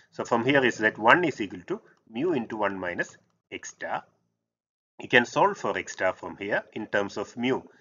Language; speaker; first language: English; non-native, local second language; Malayalam